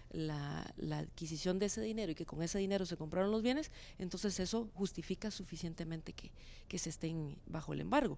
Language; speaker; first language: Spanish; native; Spanish